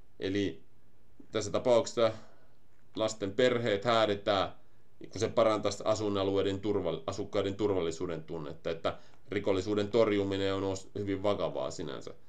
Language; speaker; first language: Finnish; native; Finnish